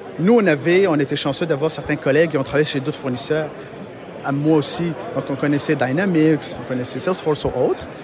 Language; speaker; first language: French; non-native, local second language; Arabic